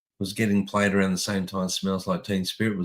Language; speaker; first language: English; native; English